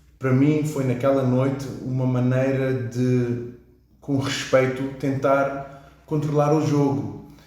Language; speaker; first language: Portuguese; early bilingual, heritage; English